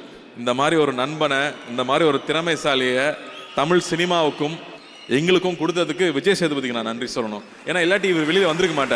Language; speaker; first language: Tamil; native; Tamil